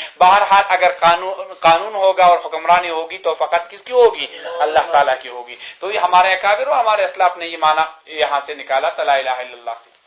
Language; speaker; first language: Urdu; non-native, local second language; Pashto